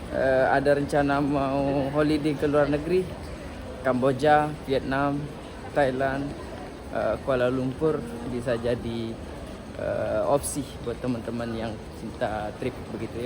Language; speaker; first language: Indonesian; non-native, local second language; Sasak